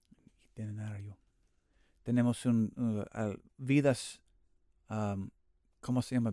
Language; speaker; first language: Spanish; non-native, learner; English